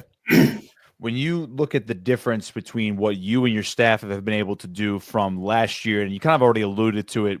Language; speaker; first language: English; native; English